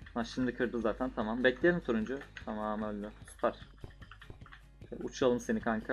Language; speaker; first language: Turkish; native; Turkish